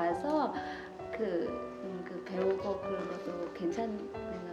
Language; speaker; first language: Korean; non-native, learner; Vietnamese